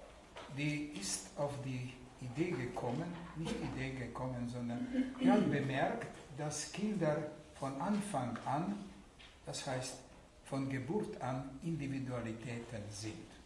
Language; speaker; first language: German; non-native, fluent; Hungarian